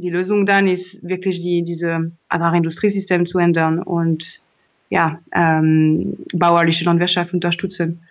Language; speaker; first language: German; non-native, learner; French